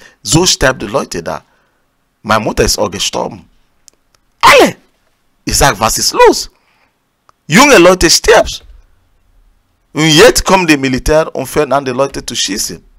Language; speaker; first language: German; non-native, learner; Igbo